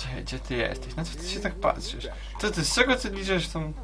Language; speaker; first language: Polish; native; Polish